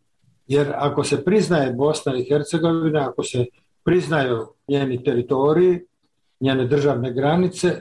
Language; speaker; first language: Serbian; native; Serbian